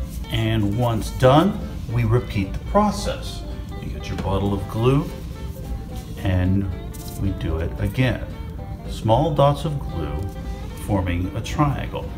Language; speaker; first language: English; native; English